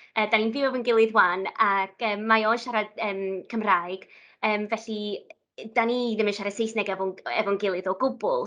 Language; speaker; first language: Welsh; non-native, local second language; Italian